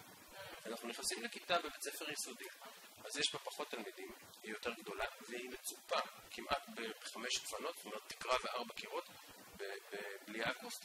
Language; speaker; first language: Hebrew; native; Hebrew